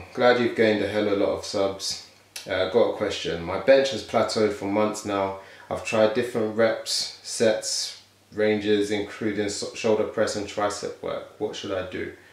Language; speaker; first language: English; native; English